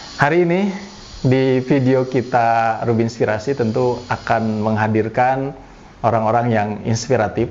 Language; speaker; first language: Indonesian; native; Indonesian